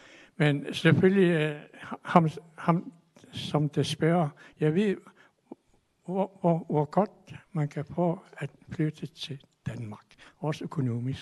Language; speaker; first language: Danish; non-native, local second language; Kalaallisut